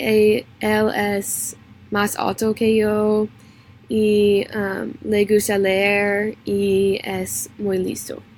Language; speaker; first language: Spanish; non-native, learner; English